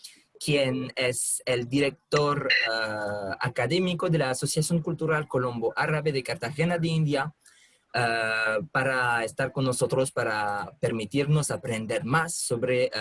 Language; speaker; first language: Spanish; non-native, fluent; French